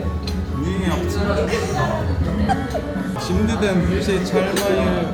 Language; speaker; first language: Turkish; non-native, learner; Korean